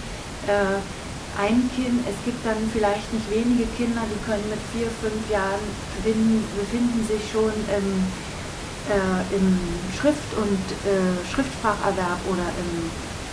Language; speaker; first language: German; native; German